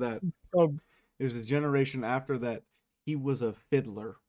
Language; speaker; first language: English; native; English